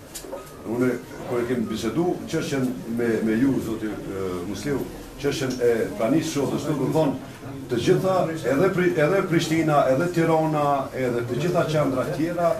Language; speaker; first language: Albanian; native; Albanian